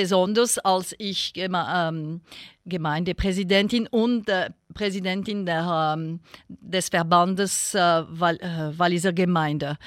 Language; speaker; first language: German; non-native, local second language; French